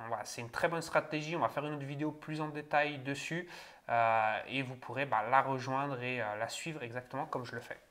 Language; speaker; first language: French; native; French